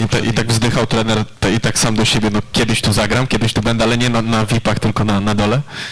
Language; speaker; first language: Polish; native; Polish